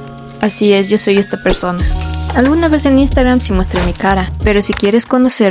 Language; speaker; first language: Spanish; native; Spanish